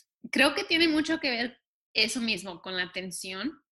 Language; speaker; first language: Spanish; early bilingual, heritage; Spanish